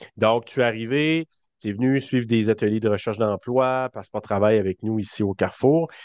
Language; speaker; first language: French; native; French